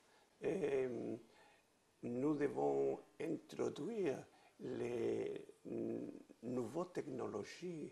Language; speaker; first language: French; non-native, fluent; Spanish